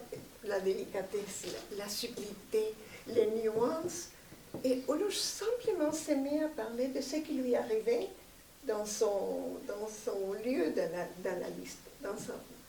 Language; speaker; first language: French; non-native, fluent; Spanish